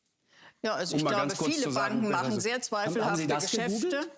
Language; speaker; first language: German; native; German